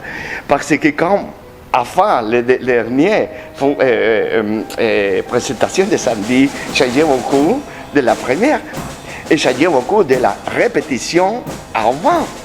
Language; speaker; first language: French; non-native, learner; Spanish